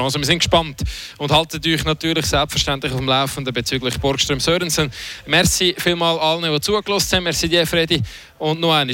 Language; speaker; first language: German; native; German